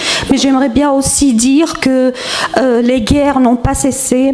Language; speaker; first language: French; non-native, fluent; Arabic